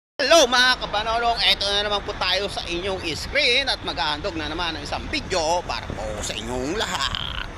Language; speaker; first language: Filipino; non-native, local second language; Bikol